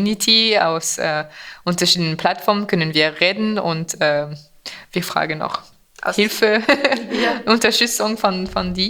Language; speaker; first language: German; non-native, fluent; French